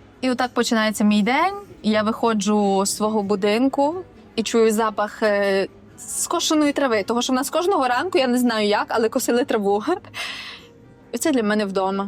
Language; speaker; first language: Ukrainian; native; Ukrainian